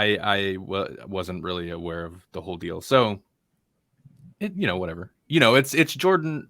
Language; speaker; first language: English; native; English